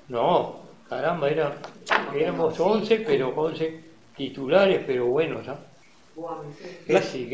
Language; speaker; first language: Italian; non-native, learner; Spanish